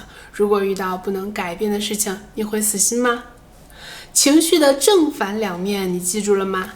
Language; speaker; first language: Chinese; native; Chinese